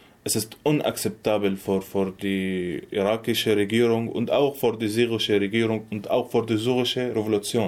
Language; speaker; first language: German; non-native, learner; Arabic